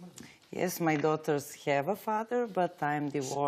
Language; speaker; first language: English; non-native, learner; Serbian